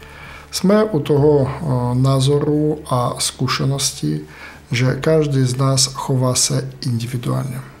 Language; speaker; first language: Czech; non-native, fluent; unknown